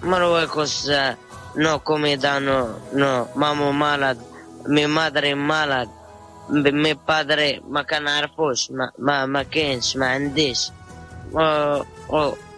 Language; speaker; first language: Spanish; non-native, learner; Arabic